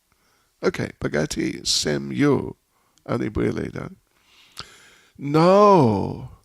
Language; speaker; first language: Russian; non-native, learner; English